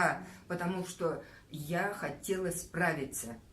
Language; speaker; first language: Russian; native; Russian